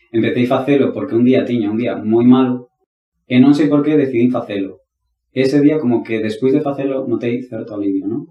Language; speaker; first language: Galician; non-native, local second language; Spanish